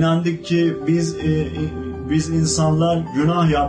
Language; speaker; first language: Turkish; non-native, local second language; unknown